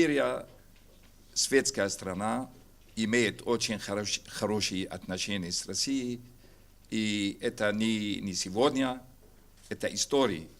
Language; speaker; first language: Russian; non-native, fluent; Arabic